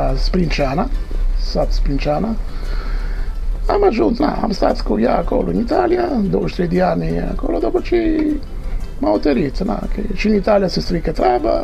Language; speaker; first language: Romanian; non-native, learner; Italian